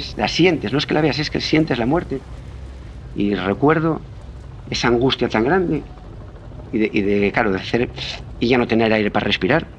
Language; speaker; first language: Spanish; native; Spanish